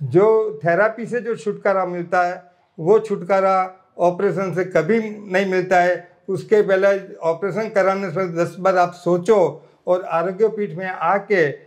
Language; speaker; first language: Hindi; non-native, local second language; Gujarati